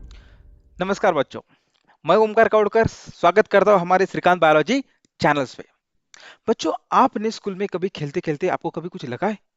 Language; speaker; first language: Hindi; non-native, local second language; Marathi